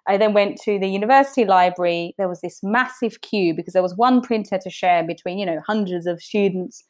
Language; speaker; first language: English; early bilingual, other home language; Bosnian